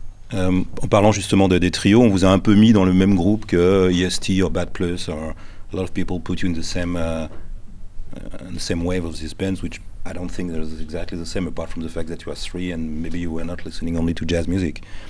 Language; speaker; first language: English; non-native, fluent; French